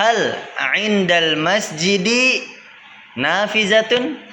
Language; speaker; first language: Arabic; non-native, fluent; Indonesian